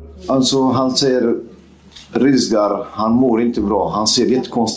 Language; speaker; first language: Swedish; non-native, fluent; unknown